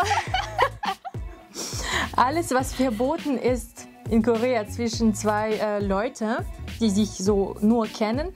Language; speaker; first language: German; non-native, fluent; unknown